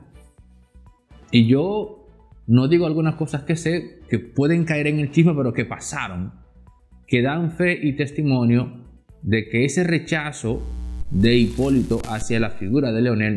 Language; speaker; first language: Spanish; native; Spanish